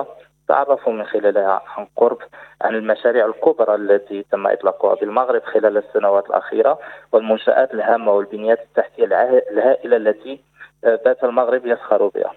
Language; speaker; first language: Arabic; native; Arabic